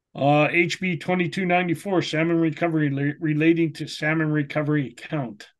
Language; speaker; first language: English; native; English